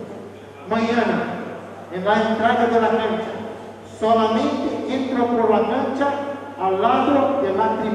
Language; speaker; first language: Spanish; non-native, fluent; Portuguese